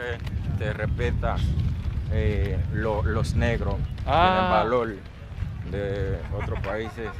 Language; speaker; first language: Spanish; non-native, learner; Haitian Creole